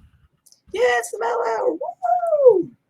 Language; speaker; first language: English; native; English